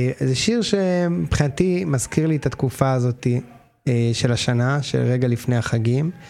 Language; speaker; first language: Hebrew; native; Hebrew